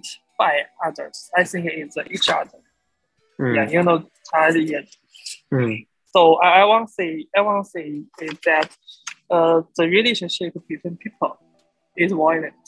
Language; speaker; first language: English; non-native, learner; Chinese